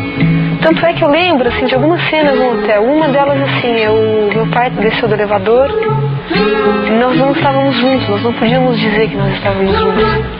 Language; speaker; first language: Portuguese; native; Portuguese